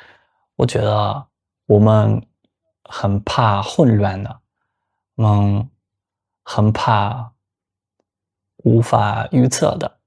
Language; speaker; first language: Chinese; non-native, fluent; Spanish